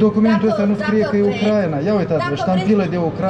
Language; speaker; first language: Romanian; native; Romanian